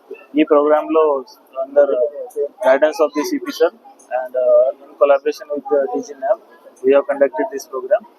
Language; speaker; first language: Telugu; non-native, local second language; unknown